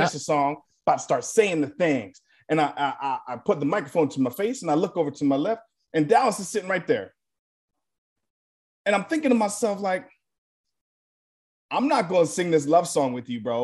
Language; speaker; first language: English; native; English